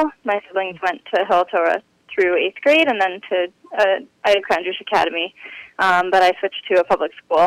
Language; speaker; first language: English; native; English